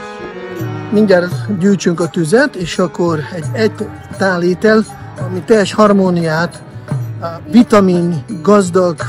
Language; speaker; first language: Hungarian; non-native, fluent; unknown